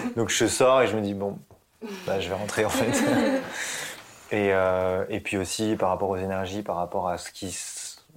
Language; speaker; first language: French; native; French